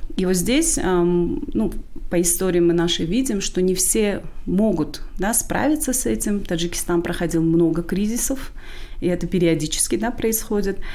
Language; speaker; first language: Russian; non-native, local second language; Tajik